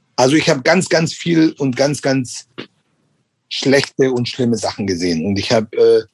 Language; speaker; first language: German; native; German